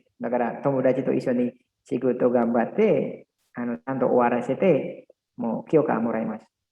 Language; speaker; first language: Japanese; non-native, learner; Indonesian